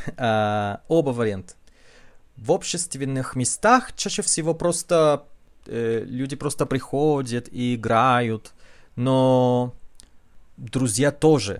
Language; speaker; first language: Russian; non-native, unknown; Spanish